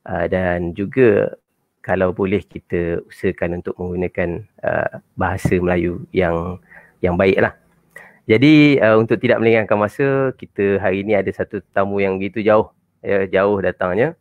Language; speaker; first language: Malay; native; Malay